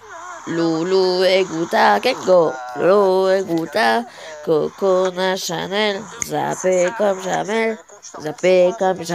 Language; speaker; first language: French; native; French